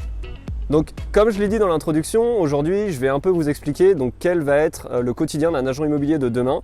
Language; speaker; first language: French; native; French